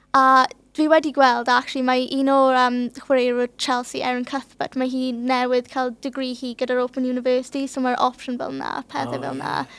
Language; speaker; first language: Welsh; non-native, local second language; English